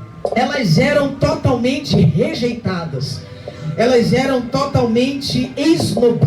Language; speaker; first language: Portuguese; native; Portuguese